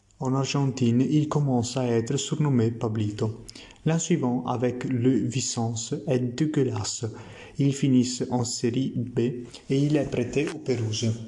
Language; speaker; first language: French; non-native, learner; Italian